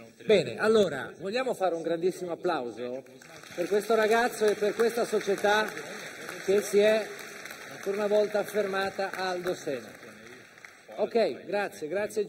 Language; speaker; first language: Italian; native; Italian